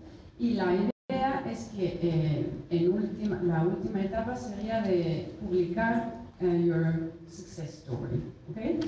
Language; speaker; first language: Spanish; non-native, fluent; Italian